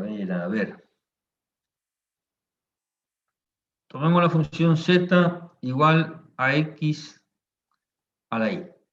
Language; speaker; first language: Spanish; native; Spanish